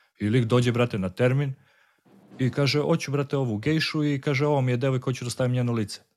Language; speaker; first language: Serbian; native; Serbian